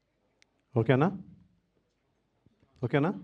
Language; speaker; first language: Telugu; native; Telugu